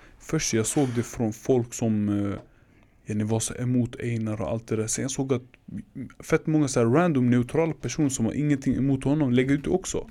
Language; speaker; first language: Swedish; early bilingual, other home language; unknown